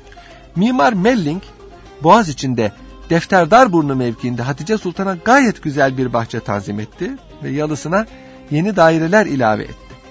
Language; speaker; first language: Turkish; native; Turkish